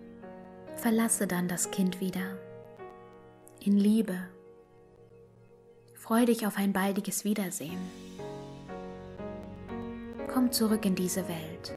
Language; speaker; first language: German; native; German